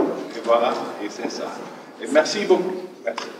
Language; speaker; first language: French; non-native, learner; German